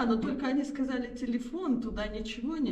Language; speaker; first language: Russian; native; Russian